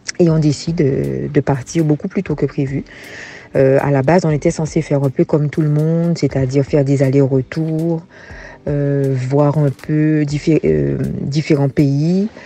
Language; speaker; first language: French; native; French